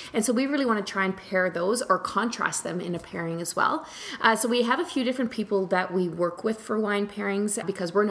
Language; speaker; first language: English; native; English